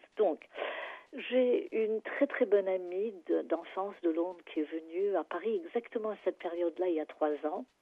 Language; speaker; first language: French; non-native, fluent; English